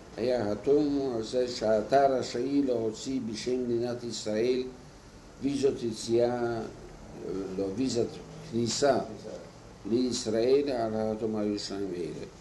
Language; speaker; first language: Hebrew; non-native, fluent; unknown